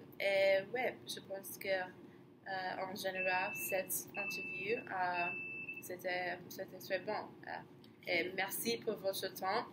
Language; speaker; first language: French; non-native, learner; English